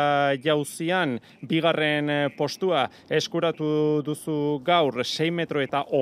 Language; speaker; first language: Basque; native; Basque